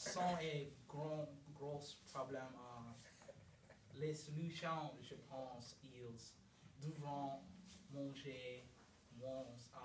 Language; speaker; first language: French; non-native, learner; English